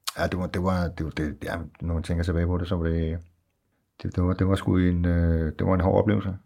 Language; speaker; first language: Danish; native; Danish